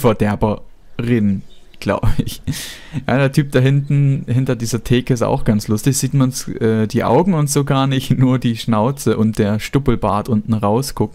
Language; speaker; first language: German; native; German